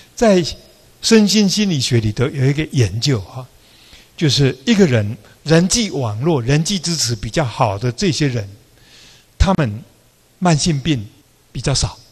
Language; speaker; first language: Chinese; non-native, local second language; Min Nan Chinese